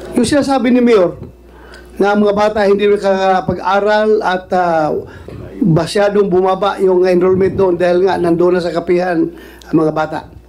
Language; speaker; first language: Filipino; non-native, local second language; Cebuano